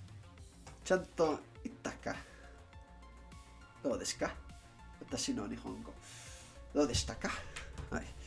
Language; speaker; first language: Japanese; non-native, learner; English